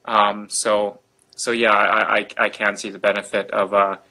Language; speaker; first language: English; native; English